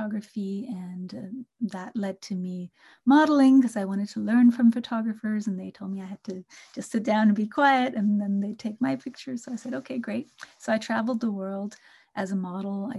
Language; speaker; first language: English; non-native, local second language; Bangla